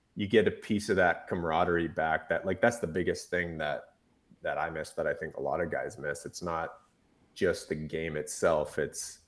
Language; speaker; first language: English; native; English